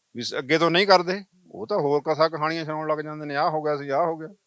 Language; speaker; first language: Punjabi; native; Punjabi